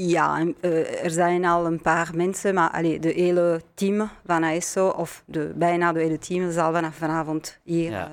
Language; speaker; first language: Dutch; non-native, learner; French